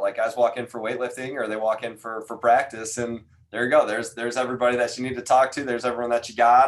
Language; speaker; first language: English; native; English